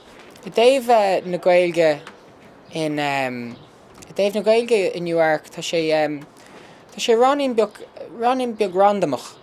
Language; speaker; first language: Irish; early bilingual, heritage; English